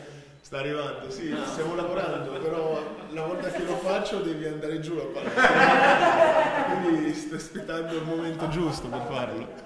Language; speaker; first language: Italian; non-native, fluent; French